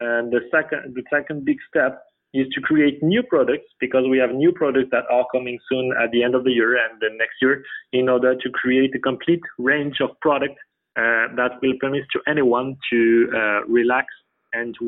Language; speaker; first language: English; non-native, fluent; French